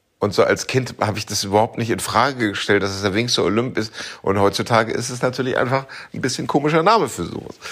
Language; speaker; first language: German; native; German